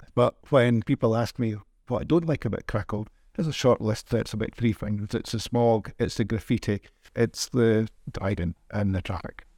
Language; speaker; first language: English; native; English